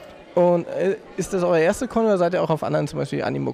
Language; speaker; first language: German; native; German